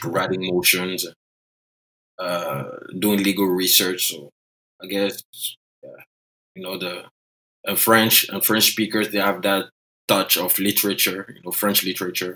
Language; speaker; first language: English; non-native, fluent; French